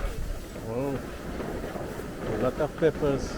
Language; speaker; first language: English; non-native, learner; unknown